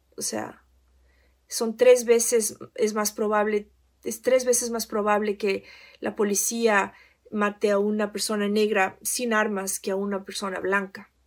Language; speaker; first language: Spanish; native; Spanish